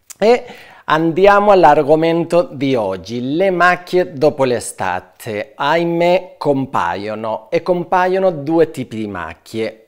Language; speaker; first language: Italian; non-native, fluent; Spanish